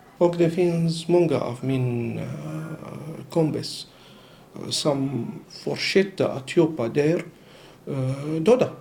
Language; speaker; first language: Swedish; non-native, learner; Arabic